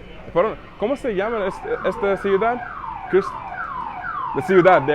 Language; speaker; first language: Spanish; non-native, learner; English